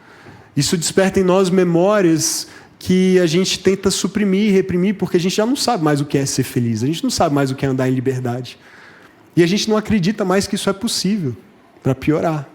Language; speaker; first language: Portuguese; native; Portuguese